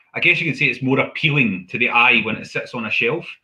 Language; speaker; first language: English; native; English